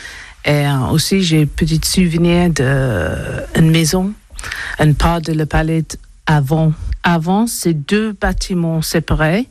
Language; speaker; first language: French; non-native, learner; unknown